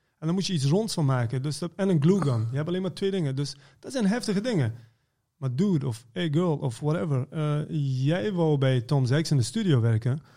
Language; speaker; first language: Dutch; early bilingual, other home language; Persian